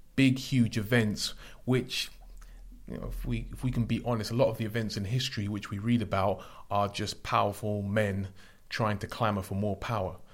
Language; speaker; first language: English; native; English